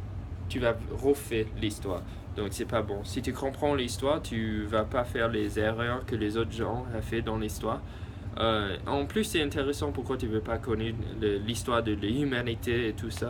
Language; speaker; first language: French; early bilingual, heritage; English